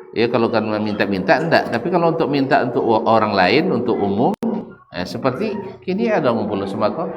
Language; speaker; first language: Malay; native; Malay